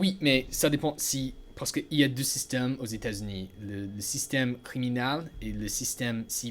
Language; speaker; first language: French; non-native, learner; English